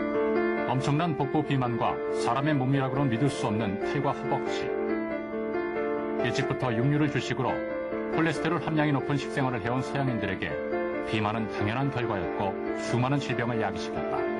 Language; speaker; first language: Korean; native; Korean